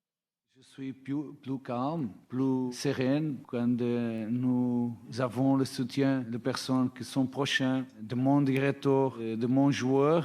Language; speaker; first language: French; non-native, learner; Portuguese